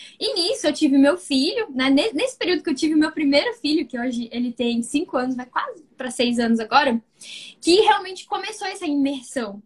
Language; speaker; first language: Portuguese; native; Portuguese